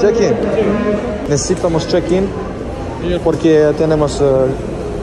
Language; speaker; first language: Spanish; non-native, learner; Serbian